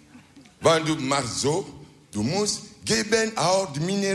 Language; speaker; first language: Dutch; non-native, learner; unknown